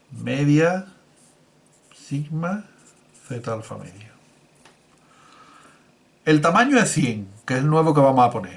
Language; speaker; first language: Spanish; native; Spanish